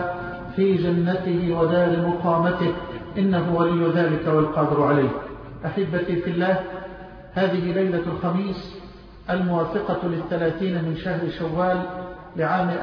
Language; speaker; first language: Arabic; native; Arabic